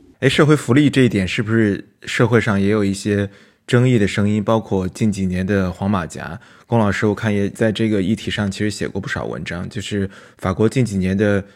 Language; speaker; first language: Chinese; native; Chinese